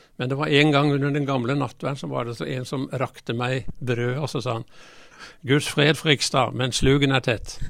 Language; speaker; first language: Norwegian; native; Norwegian